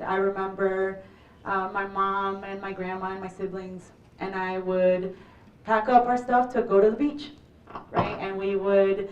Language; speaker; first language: English; early bilingual, other home language; Spanish